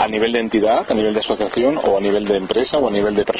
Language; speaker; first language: Spanish; native; Spanish